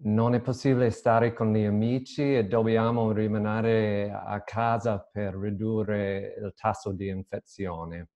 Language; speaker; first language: Italian; non-native, learner; English